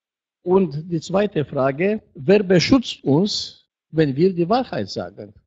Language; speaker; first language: German; non-native, fluent; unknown